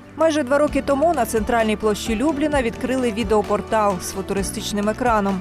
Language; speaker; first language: Ukrainian; native; Ukrainian